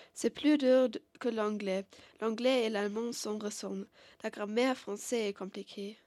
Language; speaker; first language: French; non-native, learner; German